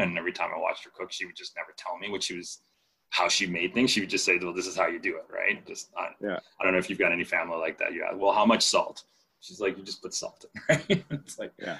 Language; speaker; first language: English; non-native, fluent; Spanish